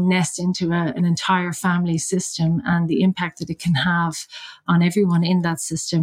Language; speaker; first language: English; native; English